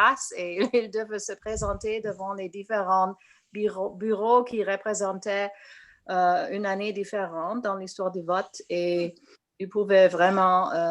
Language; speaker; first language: French; non-native, local second language; English